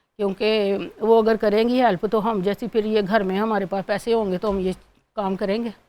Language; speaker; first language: Urdu; non-native, local second language; Punjabi